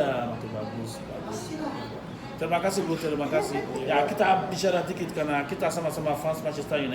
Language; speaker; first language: Indonesian; non-native, fluent; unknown